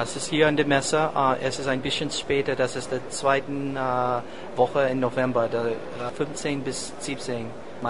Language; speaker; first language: German; non-native, learner; English